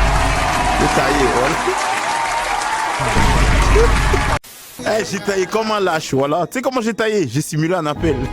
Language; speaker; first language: French; native; French